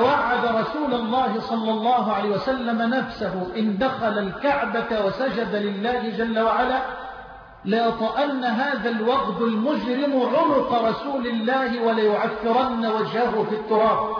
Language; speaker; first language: Arabic; native; Arabic